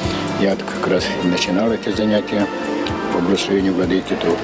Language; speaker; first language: Russian; native; Russian